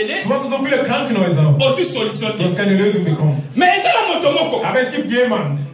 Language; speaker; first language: German; non-native, learner; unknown